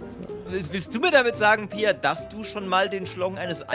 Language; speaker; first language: German; native; German